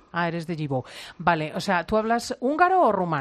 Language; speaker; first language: Spanish; native; Spanish